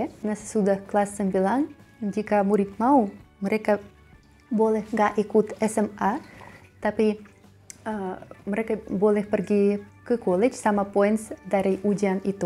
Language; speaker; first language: Indonesian; non-native, learner; Russian